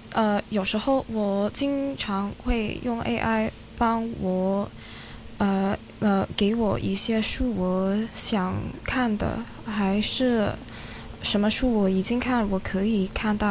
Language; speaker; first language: Chinese; non-native, local second language; Cantonese